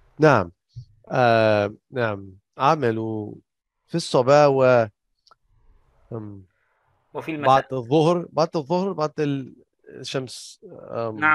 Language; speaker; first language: Arabic; non-native, learner; English